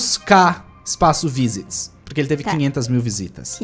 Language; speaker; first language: Portuguese; native; Portuguese